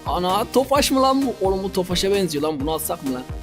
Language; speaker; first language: Turkish; native; Turkish